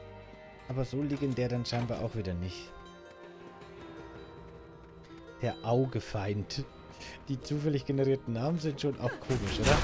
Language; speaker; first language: German; native; German